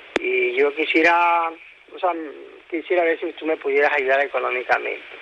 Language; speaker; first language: Spanish; native; Spanish